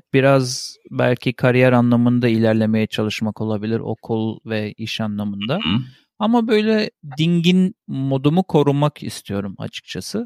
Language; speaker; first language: Turkish; native; Turkish